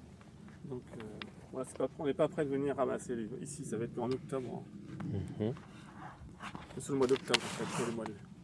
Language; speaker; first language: French; native; French